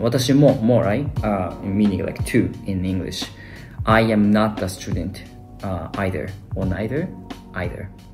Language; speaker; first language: English; non-native, fluent; Japanese